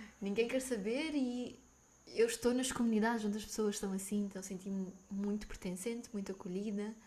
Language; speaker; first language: Portuguese; native; Portuguese